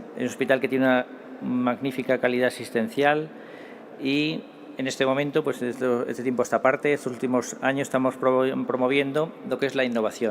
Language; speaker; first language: Spanish; native; Spanish